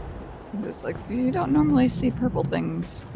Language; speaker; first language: English; native; English